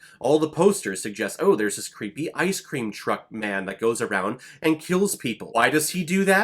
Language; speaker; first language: English; native; English